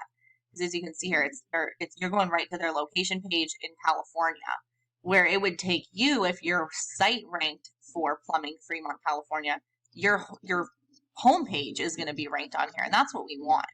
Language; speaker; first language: English; native; English